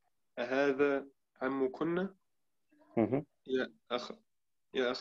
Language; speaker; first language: Arabic; non-native, learner; German